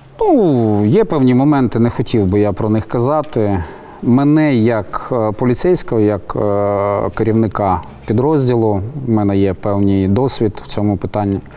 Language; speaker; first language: Ukrainian; non-native, local second language; Russian